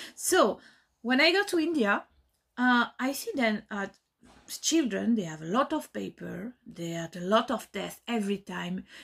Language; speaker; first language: English; non-native, learner; French